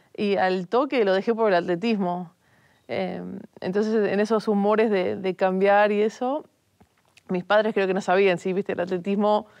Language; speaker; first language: Spanish; native; Spanish